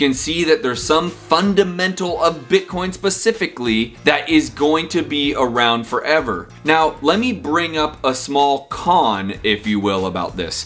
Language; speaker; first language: English; native; English